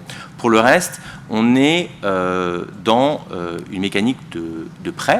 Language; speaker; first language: French; native; French